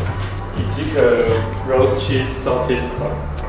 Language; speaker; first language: French; non-native, learner; Chinese